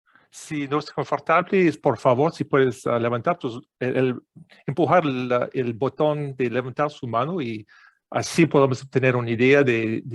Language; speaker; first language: Spanish; non-native, fluent; English